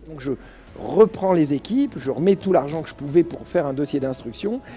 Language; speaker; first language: French; early bilingual, other home language; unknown